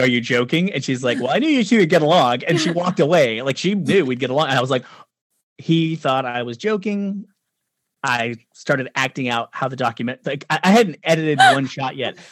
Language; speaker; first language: English; native; English